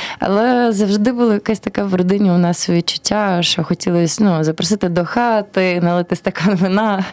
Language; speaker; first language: Ukrainian; early bilingual, heritage; Ukrainian